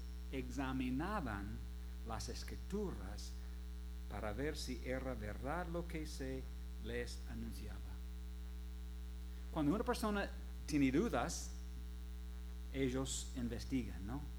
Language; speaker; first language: Spanish; non-native, fluent; English